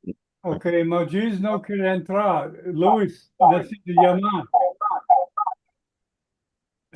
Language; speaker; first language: Spanish; non-native, learner; English